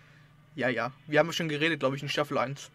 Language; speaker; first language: German; native; German